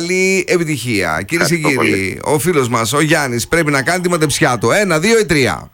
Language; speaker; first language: Greek; native; Greek